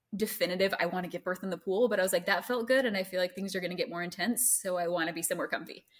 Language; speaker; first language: English; native; English